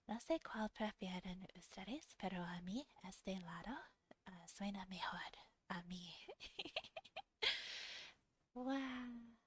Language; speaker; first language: Spanish; non-native, fluent; English